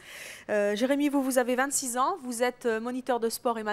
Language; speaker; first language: French; native; French